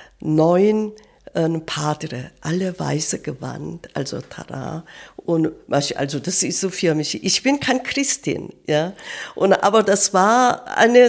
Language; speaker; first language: German; non-native, learner; Korean